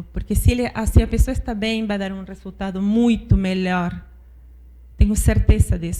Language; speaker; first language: Portuguese; non-native, fluent; Spanish